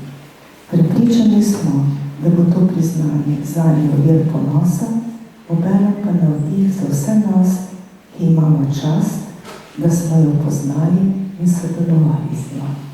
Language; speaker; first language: Slovenian; native; Slovenian